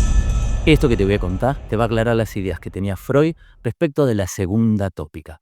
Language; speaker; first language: Spanish; native; Spanish